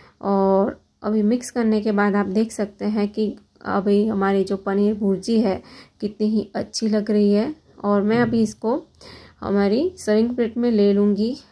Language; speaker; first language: Hindi; non-native, local second language; Gujarati